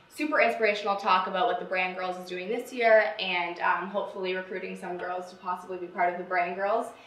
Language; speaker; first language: English; native; English